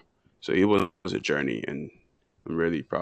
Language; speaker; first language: English; non-native, local second language; Yoruba